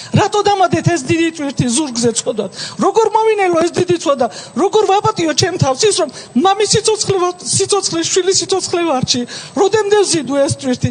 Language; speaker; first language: Georgian; native; Georgian